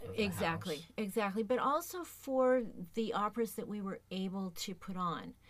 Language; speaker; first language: English; native; English